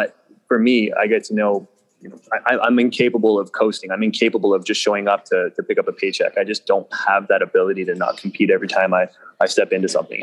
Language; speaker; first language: English; native; English